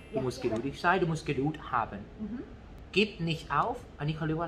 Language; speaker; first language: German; non-native, learner; Thai